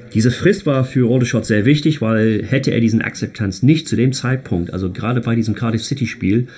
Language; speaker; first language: German; non-native, fluent; English